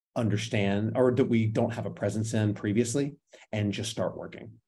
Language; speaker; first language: English; native; English